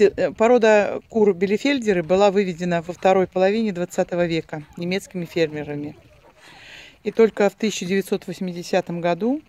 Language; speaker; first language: Russian; native; Russian